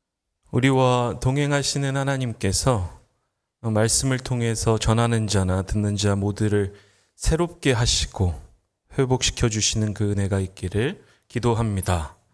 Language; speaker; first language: Korean; native; Korean